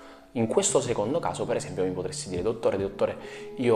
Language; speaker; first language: Italian; native; Italian